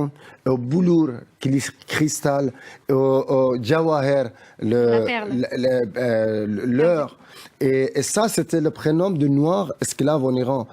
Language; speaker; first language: French; non-native, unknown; Persian